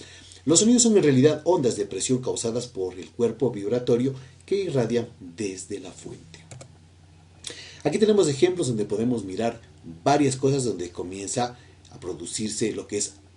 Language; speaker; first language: Spanish; native; Spanish